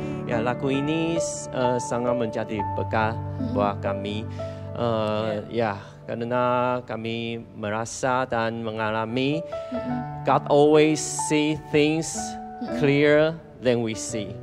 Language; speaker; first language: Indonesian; non-native, fluent; Chinese